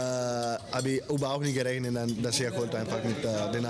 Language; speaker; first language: German; non-native, fluent; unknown